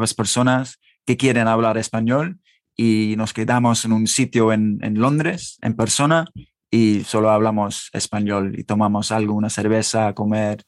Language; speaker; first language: Spanish; non-native, fluent; English